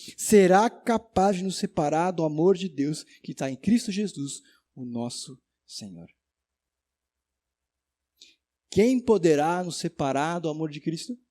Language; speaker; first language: Portuguese; native; Portuguese